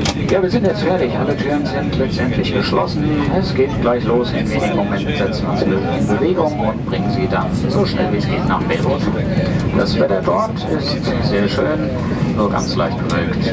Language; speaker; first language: German; native; German